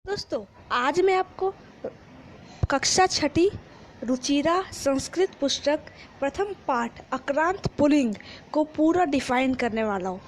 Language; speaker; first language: Hindi; native; Hindi